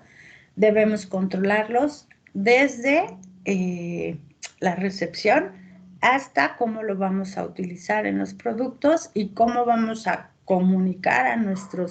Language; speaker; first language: Spanish; native; Spanish